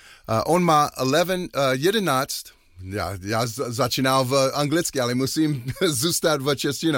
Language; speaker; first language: Czech; non-native, learner; English